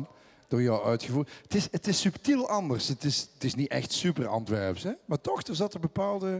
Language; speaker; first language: Dutch; native; Dutch